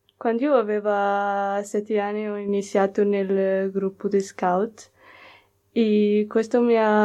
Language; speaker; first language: Italian; non-native, learner; Portuguese